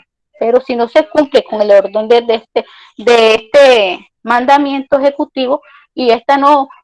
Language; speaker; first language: Spanish; native; Spanish